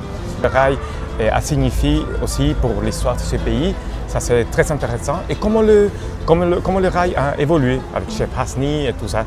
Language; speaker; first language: French; non-native, fluent; Spanish